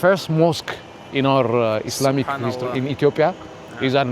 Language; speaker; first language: English; non-native, fluent; Amharic